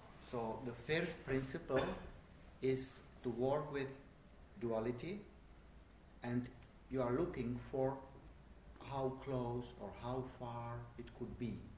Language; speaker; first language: English; non-native, fluent; Czech